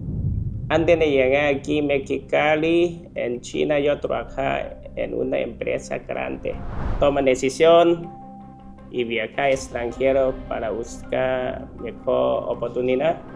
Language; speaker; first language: Spanish; non-native, learner; Chinese